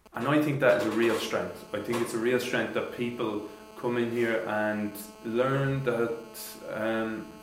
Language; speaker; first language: English; native; English